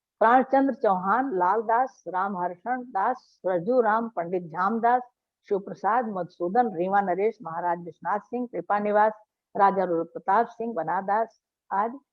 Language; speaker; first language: Hindi; native; Hindi